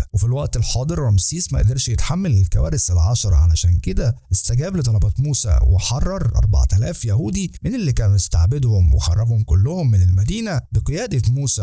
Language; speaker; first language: Arabic; native; Arabic